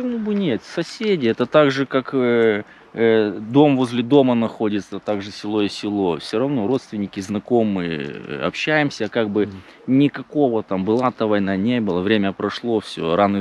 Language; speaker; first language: Russian; native; Russian